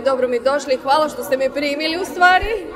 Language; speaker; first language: Croatian; native; Croatian